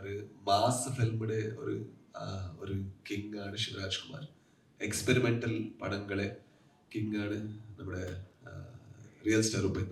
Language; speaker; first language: Malayalam; non-native, learner; Kannada